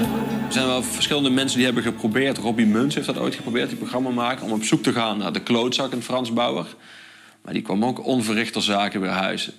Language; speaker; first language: Dutch; native; Dutch